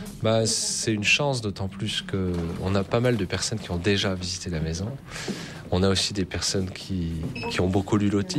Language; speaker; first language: French; native; French